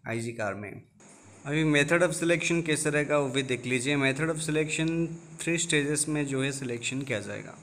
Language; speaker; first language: Hindi; non-native, local second language; Odia